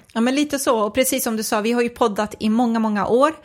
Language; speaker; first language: Swedish; early bilingual, other home language; Croatian